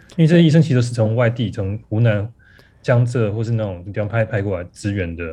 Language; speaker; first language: Chinese; native; Chinese